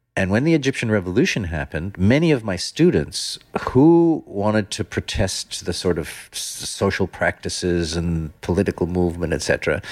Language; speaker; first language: English; non-native, fluent; Dutch